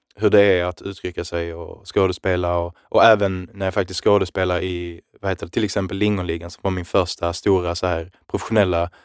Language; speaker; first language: Swedish; early bilingual, other home language; Arabic